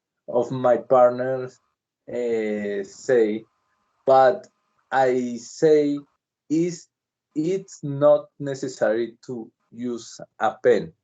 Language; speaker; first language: English; non-native, learner; Spanish